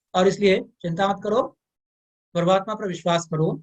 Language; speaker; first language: Hindi; non-native, local second language; Kannada